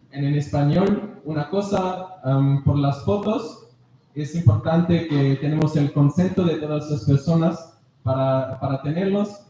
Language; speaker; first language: Spanish; non-native, learner; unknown